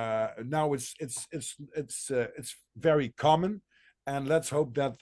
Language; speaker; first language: English; non-native, fluent; Dutch